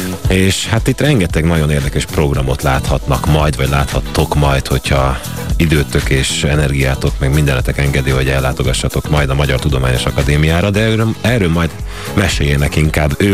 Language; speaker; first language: Hungarian; native; Hungarian